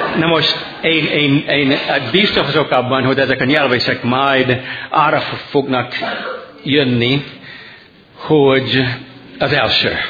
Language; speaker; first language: Hungarian; non-native, fluent; English